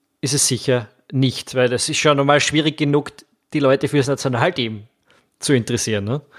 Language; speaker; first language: German; native; German